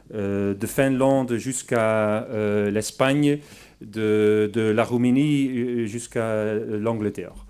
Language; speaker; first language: French; non-native, fluent; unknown